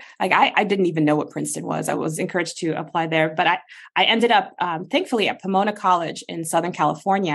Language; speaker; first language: English; native; English